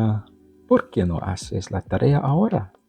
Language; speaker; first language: Spanish; non-native, learner; English